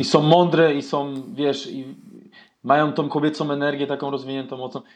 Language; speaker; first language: Polish; early bilingual, heritage; Polish